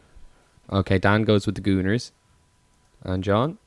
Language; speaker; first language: English; native; English